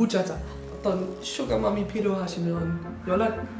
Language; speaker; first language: Korean; non-native, learner; German